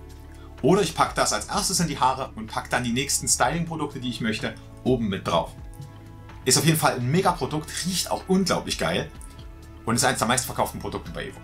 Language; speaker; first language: German; native; German